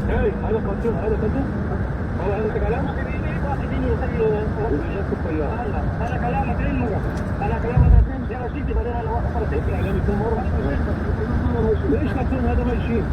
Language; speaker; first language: Arabic; non-native, learner; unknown